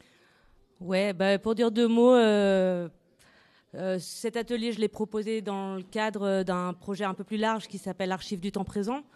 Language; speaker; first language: French; native; French